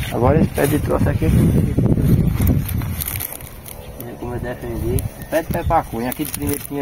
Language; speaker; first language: Portuguese; native; Portuguese